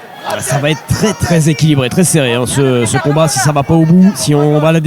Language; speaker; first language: French; native; French